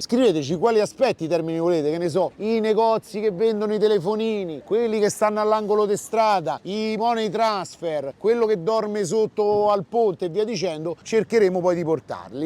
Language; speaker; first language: Italian; native; Italian